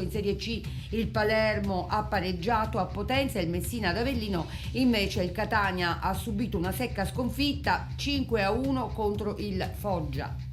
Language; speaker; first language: Italian; native; Italian